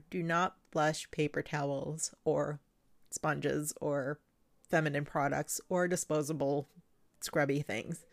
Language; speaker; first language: English; non-native, local second language; Filipino